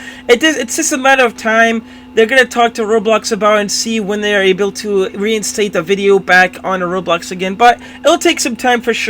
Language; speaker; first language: English; native; English